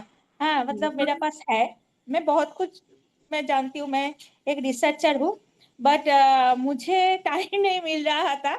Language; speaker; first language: Hindi; non-native, local second language; Bangla